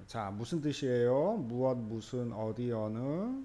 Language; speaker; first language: Korean; native; Korean